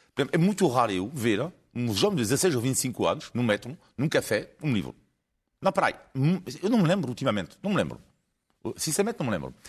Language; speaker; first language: Portuguese; non-native, fluent; French